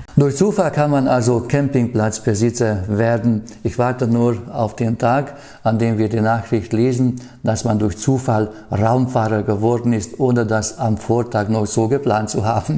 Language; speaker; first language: German; native; German